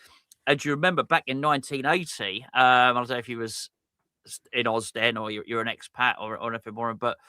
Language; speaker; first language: English; native; English